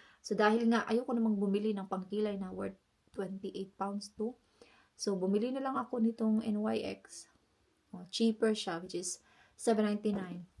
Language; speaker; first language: Filipino; non-native, local second language; Cebuano